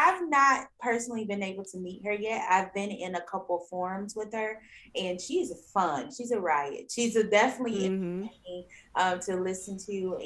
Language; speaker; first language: English; native; English